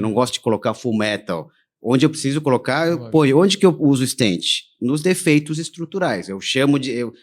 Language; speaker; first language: Portuguese; early bilingual, other home language; Korean